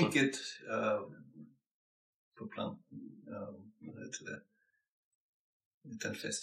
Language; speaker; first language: Norwegian; non-native, fluent; English